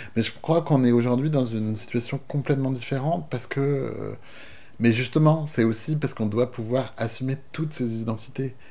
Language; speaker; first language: French; native; French